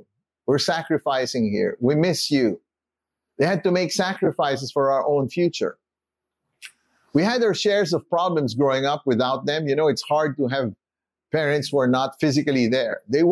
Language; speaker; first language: English; non-native, local second language; Filipino